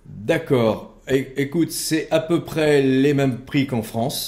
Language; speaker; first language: French; native; French